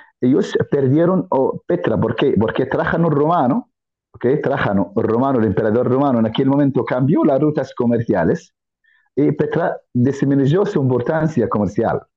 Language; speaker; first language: Spanish; non-native, fluent; Arabic